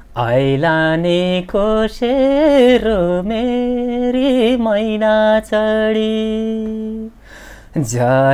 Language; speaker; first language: Nepali; native; Nepali